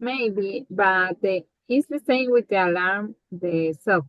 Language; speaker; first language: English; non-native, learner; Spanish